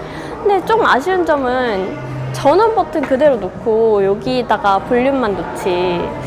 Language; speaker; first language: Korean; native; Korean